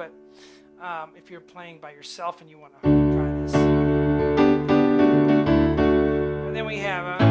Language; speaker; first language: English; native; English